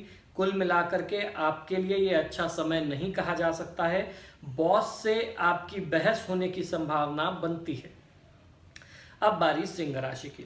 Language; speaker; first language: Hindi; native; Hindi